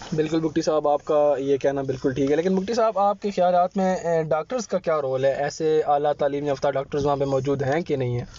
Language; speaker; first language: Urdu; native; Urdu